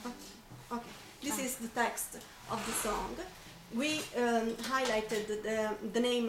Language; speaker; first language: English; non-native, fluent; Italian